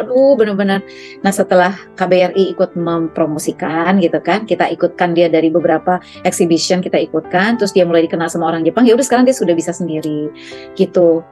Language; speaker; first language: Indonesian; native; Indonesian